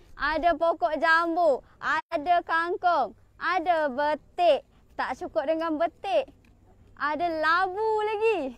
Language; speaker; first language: Malay; native; Malay